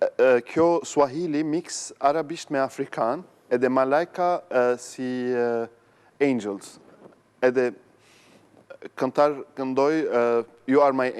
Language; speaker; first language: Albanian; non-native, learner; Arabic